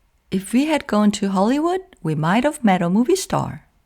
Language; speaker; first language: English; non-native, fluent; Korean